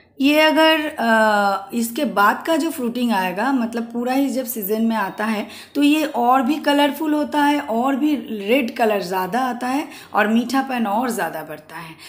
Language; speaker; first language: Hindi; non-native, local second language; Bangla